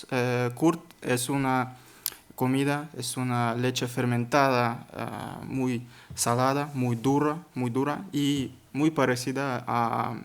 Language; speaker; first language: Spanish; non-native, learner; Kazakh